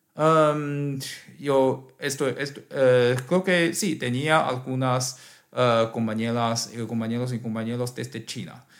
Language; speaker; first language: Spanish; non-native, learner; Chinese